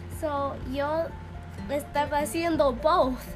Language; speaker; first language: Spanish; early bilingual, heritage; English